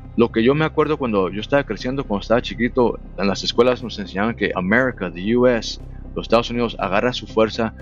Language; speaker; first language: Spanish; early bilingual, heritage; Spanish